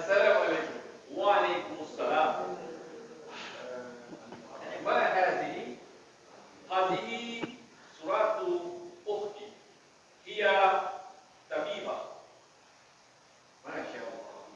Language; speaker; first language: Arabic; non-native, learner; Indonesian